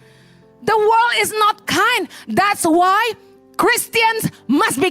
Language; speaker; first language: English; non-native, fluent; Indonesian